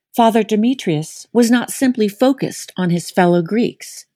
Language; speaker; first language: English; native; English